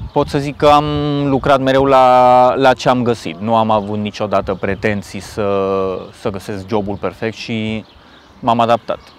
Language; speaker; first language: Romanian; non-native, fluent; Spanish